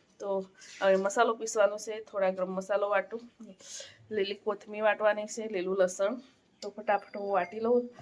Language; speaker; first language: Gujarati; non-native, local second language; Bhili